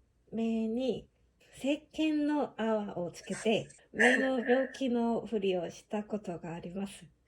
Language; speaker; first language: Japanese; non-native, learner; Korean